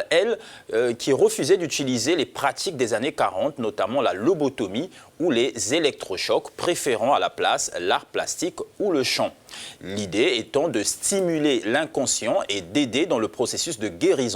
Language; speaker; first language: French; native; French